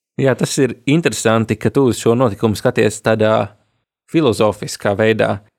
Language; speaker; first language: Latvian; native; Latvian